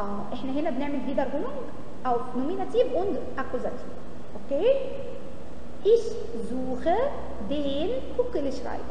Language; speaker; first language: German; non-native, fluent; Arabic